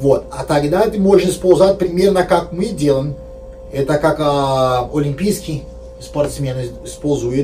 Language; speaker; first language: Russian; non-native, learner; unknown